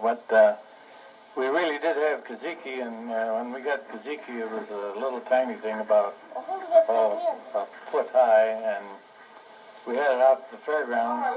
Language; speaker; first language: English; native; English